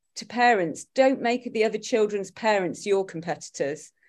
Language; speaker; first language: English; native; English